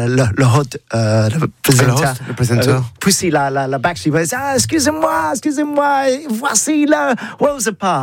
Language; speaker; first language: French; non-native, learner; English